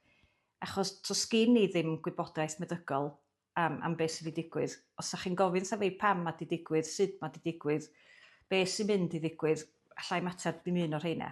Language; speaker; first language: Welsh; native; Welsh